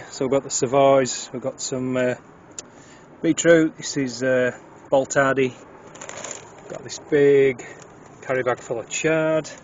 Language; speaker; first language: English; native; English